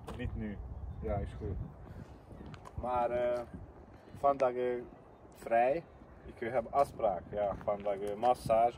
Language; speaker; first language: Dutch; non-native, learner; Hungarian